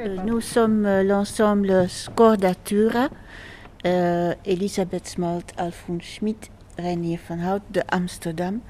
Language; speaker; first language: French; non-native, fluent; Dutch